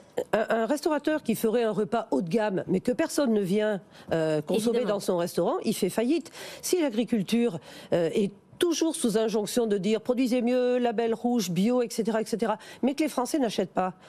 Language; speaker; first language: French; native; French